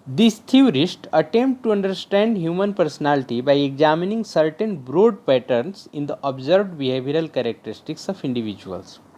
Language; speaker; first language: English; non-native, local second language; Hindi